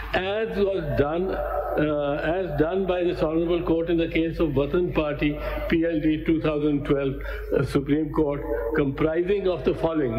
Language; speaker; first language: English; non-native, local second language; Urdu